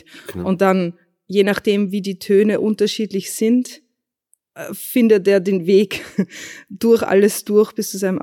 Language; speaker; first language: German; native; German